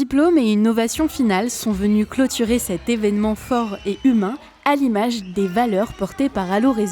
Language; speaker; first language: French; native; French